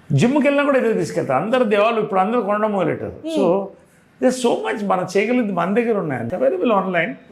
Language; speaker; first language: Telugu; native; Telugu